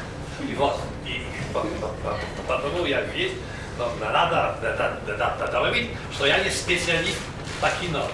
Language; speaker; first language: Russian; non-native, fluent; Polish